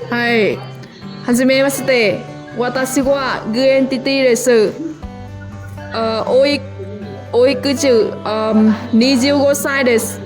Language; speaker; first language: Japanese; non-native, learner; Vietnamese